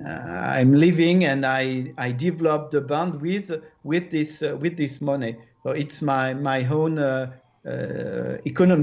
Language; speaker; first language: English; non-native, learner; French